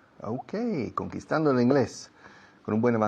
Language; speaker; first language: Spanish; non-native, fluent; English